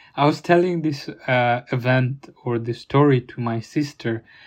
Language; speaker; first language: English; non-native, fluent; Italian